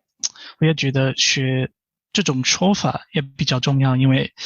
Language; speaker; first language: Chinese; non-native, fluent; English